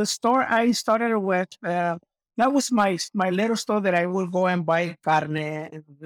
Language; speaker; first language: English; non-native, fluent; Spanish